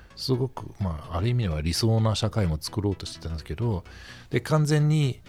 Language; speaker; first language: Japanese; non-native, fluent; German